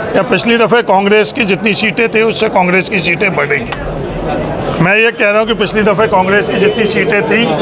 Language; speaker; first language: Hindi; non-native, local second language; Punjabi